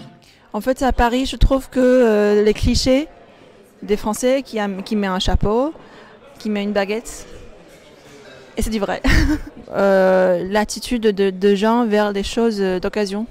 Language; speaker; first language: French; non-native, fluent; Chinese